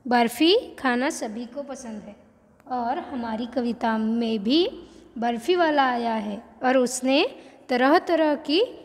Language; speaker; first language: Hindi; non-native, local second language; Marathi